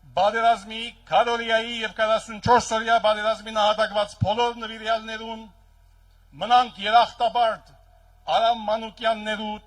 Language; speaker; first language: Armenian; early bilingual, heritage; Armenian